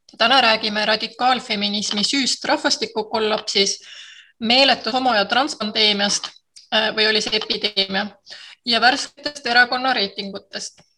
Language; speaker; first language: Estonian; native; Estonian